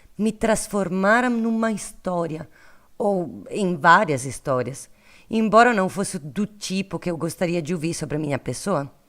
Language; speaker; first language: Portuguese; non-native, learner; Italian